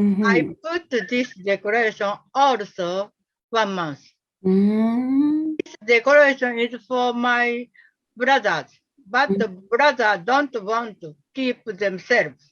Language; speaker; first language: English; non-native, learner; Japanese